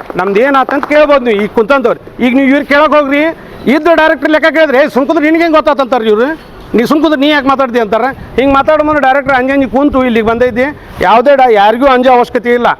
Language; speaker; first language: Kannada; non-native, local second language; Urdu